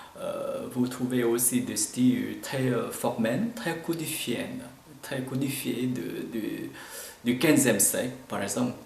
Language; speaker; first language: French; non-native, fluent; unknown